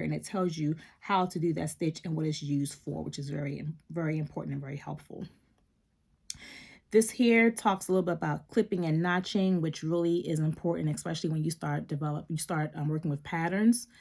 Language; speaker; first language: English; native; English